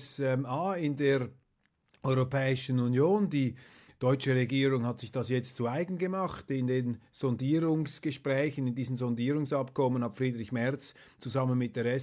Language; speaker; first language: German; native; German